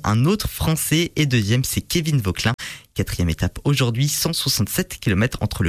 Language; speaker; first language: French; native; French